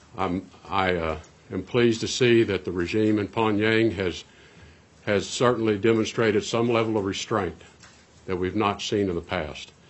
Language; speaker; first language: English; native; English